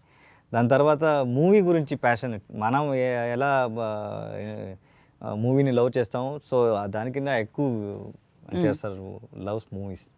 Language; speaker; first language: Telugu; non-native, learner; Kannada